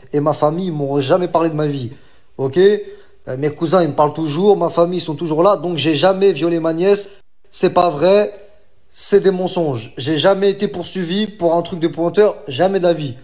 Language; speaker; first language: French; native; French